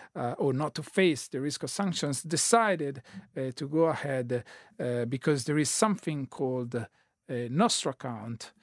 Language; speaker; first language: English; non-native, fluent; Italian